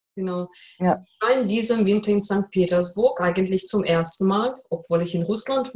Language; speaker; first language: German; non-native, fluent; Russian